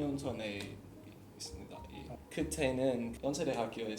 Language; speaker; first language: Korean; non-native, learner; English